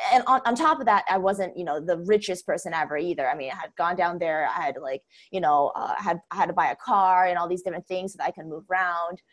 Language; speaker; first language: English; non-native, fluent; Chinese